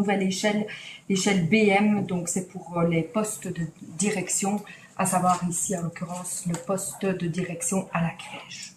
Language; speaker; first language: French; native; French